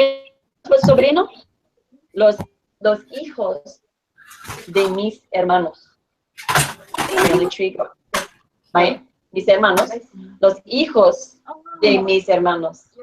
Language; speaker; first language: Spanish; non-native, fluent; English